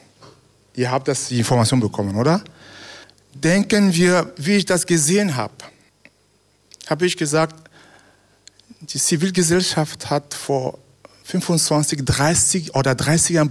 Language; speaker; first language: German; non-native, fluent; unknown